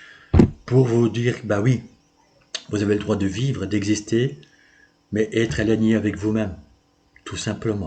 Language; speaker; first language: French; native; French